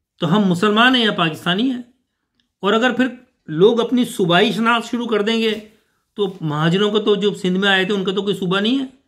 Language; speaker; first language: Urdu; native; Urdu